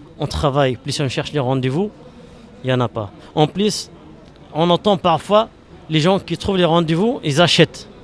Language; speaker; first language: French; non-native, local second language; Arabic